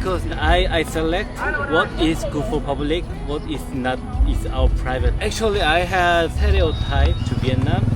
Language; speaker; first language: English; non-native, learner; Korean